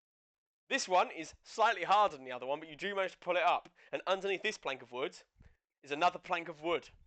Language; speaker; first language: English; native; English